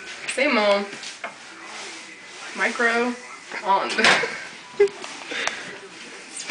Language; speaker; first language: French; non-native, learner; English